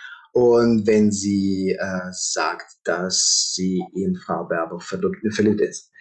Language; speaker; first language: German; non-native, fluent; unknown